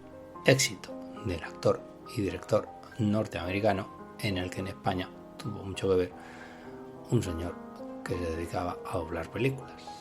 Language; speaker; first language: Spanish; native; Spanish